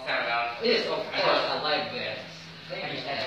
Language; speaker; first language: English; non-native, learner; Indonesian